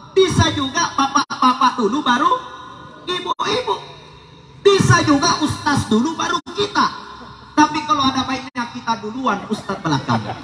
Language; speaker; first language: Indonesian; non-native, local second language; Buginese